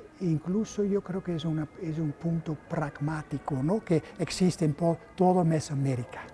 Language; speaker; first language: Spanish; non-native, fluent; Dutch